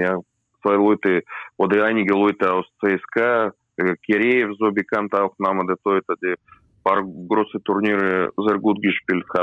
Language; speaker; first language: German; non-native, learner; Russian